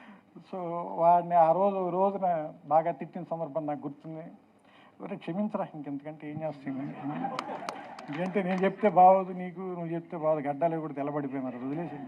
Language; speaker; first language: Telugu; native; Telugu